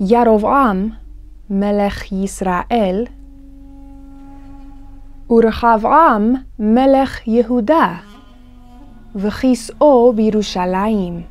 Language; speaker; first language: Hebrew; non-native, fluent; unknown